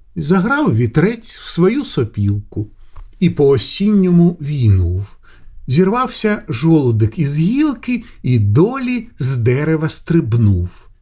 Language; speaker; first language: Ukrainian; non-native, local second language; Russian